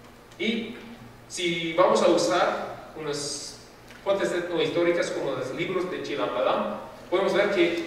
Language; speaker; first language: Spanish; non-native, fluent; English